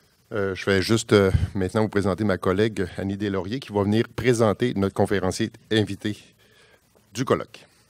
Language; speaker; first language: French; native; French